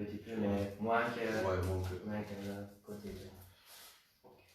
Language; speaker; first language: French; non-native, learner; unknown